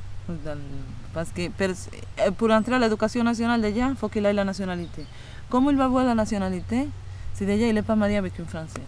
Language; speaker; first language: French; non-native, fluent; Spanish